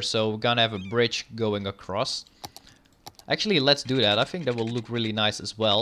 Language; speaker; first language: English; non-native, fluent; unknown